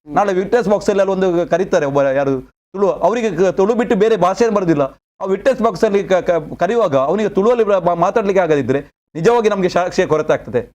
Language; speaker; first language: Kannada; non-native, local second language; Tulu